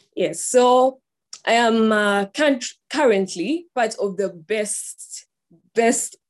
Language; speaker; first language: English; non-native, local second language; Ganda